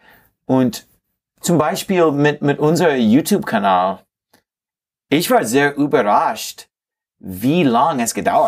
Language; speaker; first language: German; non-native, fluent; English